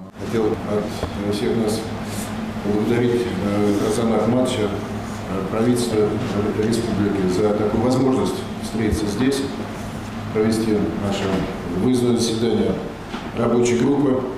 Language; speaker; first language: Russian; native; Russian